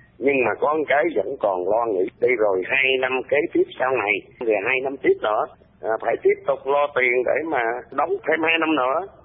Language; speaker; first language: Vietnamese; early bilingual, heritage; Vietnamese